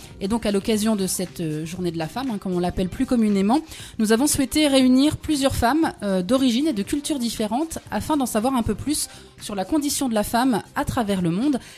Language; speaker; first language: French; native; French